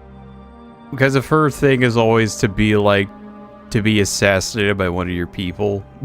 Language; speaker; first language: English; native; English